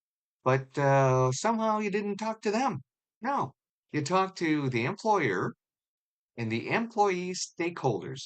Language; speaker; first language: English; native; English